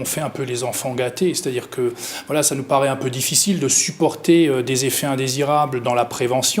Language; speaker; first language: French; native; French